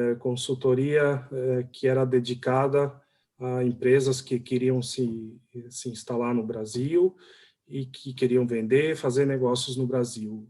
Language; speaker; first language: Portuguese; early bilingual, other home language; German